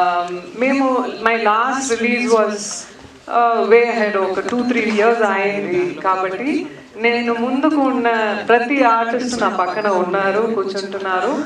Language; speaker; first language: Telugu; non-native, learner; Tamil